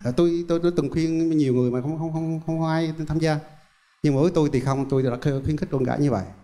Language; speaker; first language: Vietnamese; native; Vietnamese